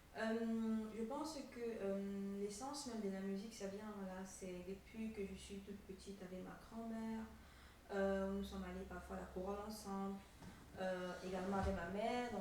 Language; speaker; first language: French; non-native, local second language; Ghomala